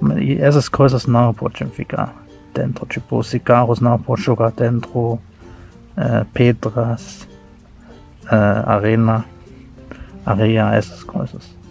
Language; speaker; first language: Portuguese; non-native, fluent; German